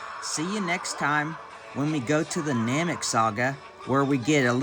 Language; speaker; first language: English; native; English